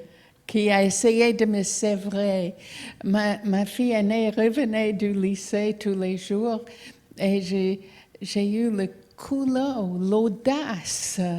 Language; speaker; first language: French; non-native, fluent; English